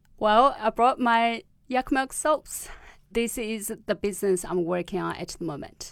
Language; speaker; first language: English; non-native, fluent; Tibetan